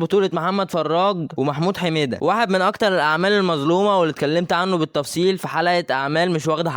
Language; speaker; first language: Arabic; native; Arabic